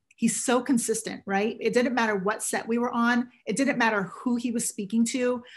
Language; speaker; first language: English; native; English